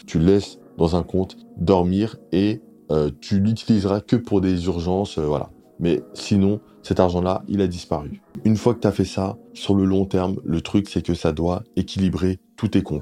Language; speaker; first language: French; native; French